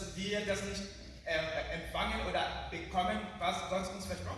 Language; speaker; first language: German; non-native, learner; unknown